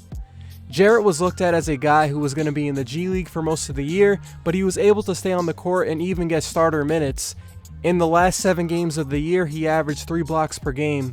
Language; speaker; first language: English; native; English